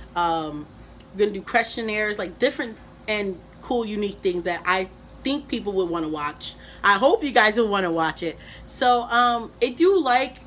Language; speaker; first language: English; native; English